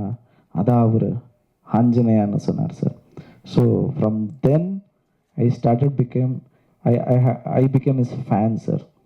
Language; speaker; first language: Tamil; non-native, learner; Kannada